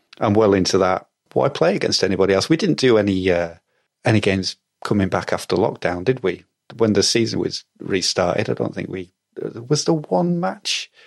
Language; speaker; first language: English; native; English